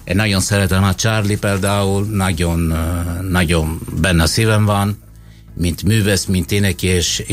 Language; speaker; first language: Hungarian; non-native, fluent; Italian